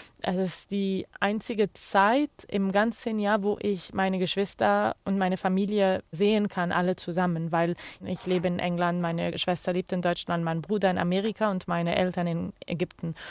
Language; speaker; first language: German; non-native, fluent; Arabic